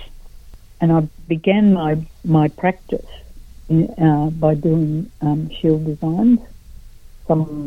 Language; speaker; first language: English; native; English